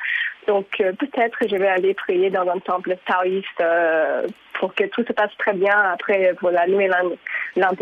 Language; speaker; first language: French; non-native, fluent; Chinese